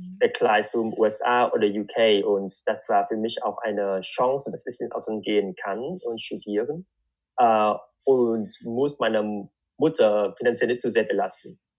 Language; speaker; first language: German; non-native, fluent; Vietnamese